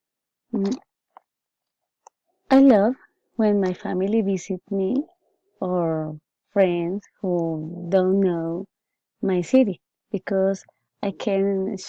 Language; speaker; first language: English; non-native, learner; Spanish